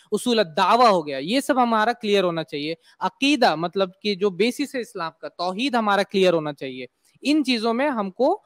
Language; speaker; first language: Hindi; native; Hindi